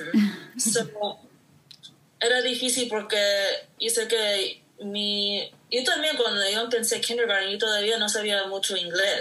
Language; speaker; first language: Spanish; early bilingual, heritage; Spanish